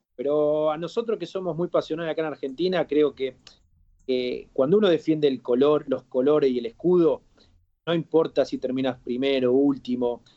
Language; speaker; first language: Spanish; native; Spanish